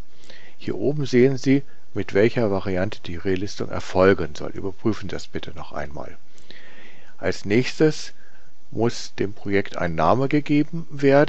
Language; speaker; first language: German; native; German